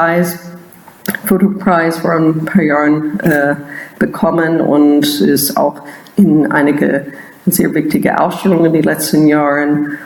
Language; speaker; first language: German; non-native, fluent; English